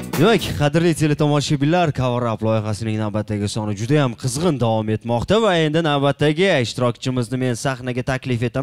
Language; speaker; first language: Uzbek; native; Uzbek